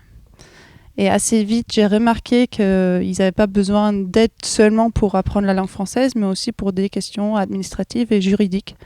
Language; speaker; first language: French; non-native, fluent; German